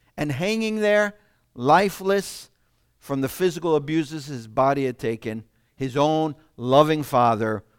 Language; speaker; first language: English; non-native, fluent; Italian